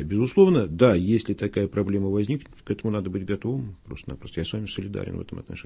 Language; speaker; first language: Russian; native; Russian